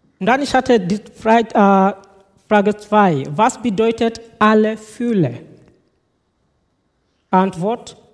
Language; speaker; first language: German; non-native, fluent; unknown